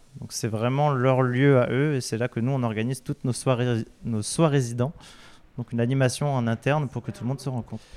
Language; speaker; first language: French; native; French